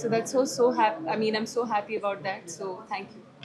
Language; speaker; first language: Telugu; non-native, learner; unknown